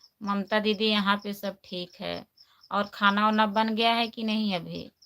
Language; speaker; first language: Hindi; native; Hindi